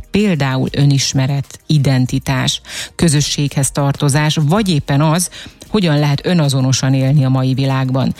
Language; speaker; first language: Hungarian; native; Hungarian